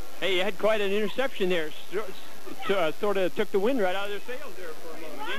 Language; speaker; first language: English; native; English